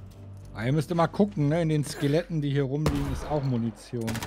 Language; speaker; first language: German; native; German